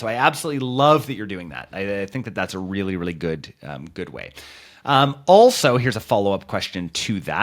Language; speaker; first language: English; native; English